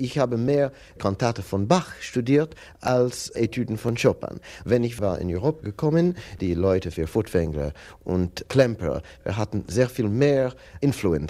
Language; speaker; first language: German; non-native, learner; English